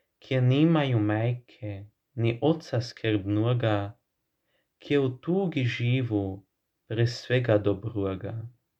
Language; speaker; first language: Croatian; native; Croatian